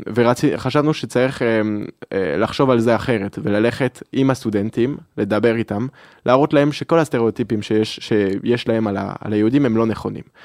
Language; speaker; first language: Hebrew; early bilingual, other home language; French